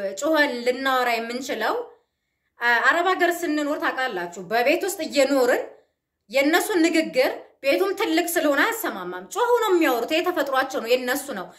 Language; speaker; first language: Amharic; native; Amharic